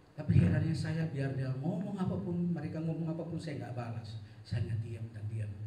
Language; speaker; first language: Indonesian; non-native, local second language; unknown